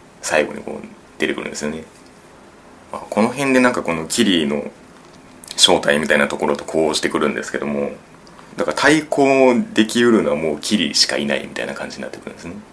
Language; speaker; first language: Japanese; native; Japanese